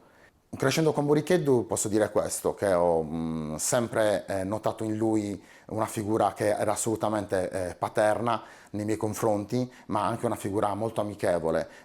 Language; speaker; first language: Italian; native; Italian